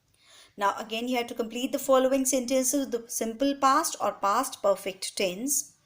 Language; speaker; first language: English; non-native, local second language; Hindi